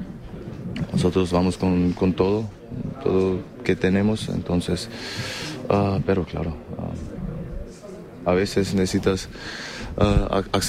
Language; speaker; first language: Spanish; non-native, learner; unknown